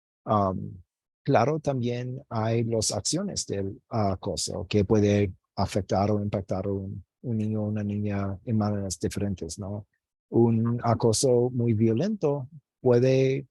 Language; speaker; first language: Spanish; non-native, fluent; English